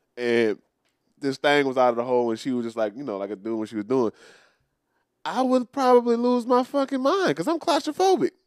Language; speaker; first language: English; native; English